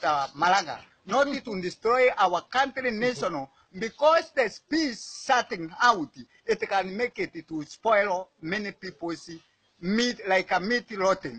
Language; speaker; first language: English; non-native, learner; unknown